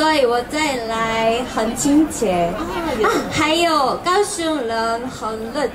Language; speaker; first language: Chinese; non-native, learner; Korean